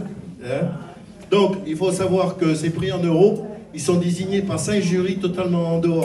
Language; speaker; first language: French; native; French